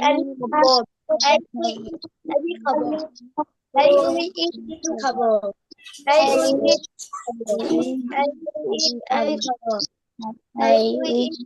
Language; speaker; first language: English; non-native, learner; Bangla